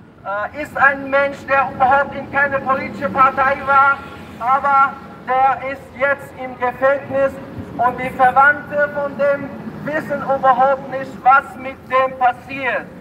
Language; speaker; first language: German; non-native, fluent; Tajik